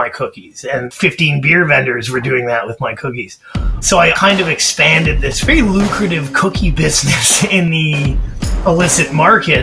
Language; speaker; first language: English; native; English